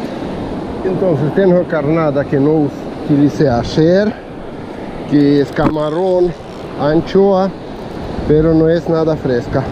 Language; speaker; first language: Spanish; non-native, fluent; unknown